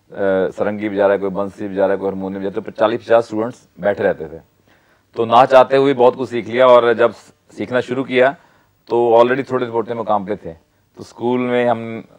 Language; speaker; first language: Hindi; non-native, local second language; Punjabi